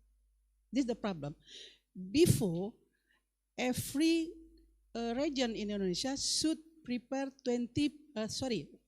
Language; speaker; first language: English; non-native, learner; Indonesian